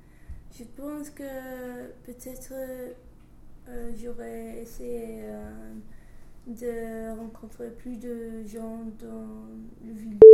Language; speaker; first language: French; non-native, learner; English